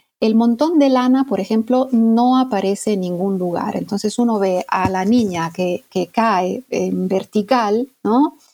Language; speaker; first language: Spanish; non-native, fluent; Italian